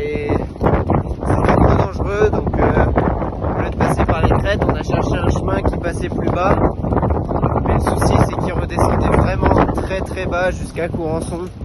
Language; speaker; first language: French; native; French